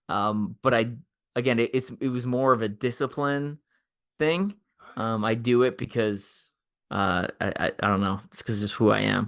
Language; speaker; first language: English; native; English